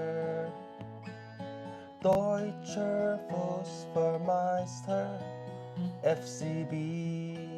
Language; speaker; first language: German; non-native, learner; English